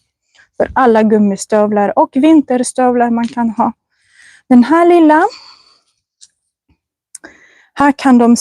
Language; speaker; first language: Swedish; non-native, fluent; Russian